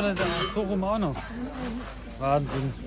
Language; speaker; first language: German; native; German